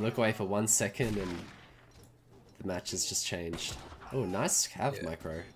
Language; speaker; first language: English; native; English